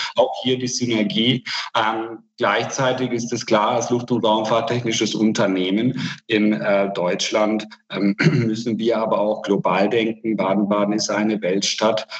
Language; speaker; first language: German; non-native, fluent; Hungarian